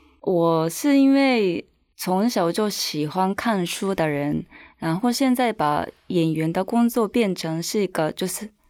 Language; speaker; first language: Chinese; non-native, fluent; Japanese